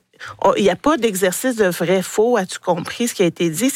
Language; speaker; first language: French; native; French